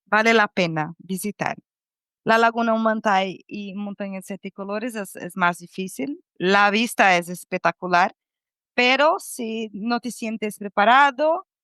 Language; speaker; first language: Spanish; non-native, fluent; Portuguese